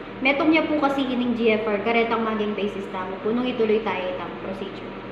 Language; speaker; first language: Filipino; non-native, local second language; Pampanga